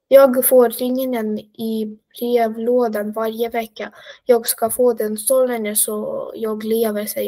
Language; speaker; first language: Swedish; non-native, learner; Russian